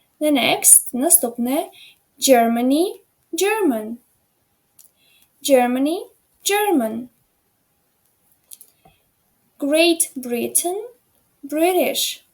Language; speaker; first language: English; non-native, fluent; Ukrainian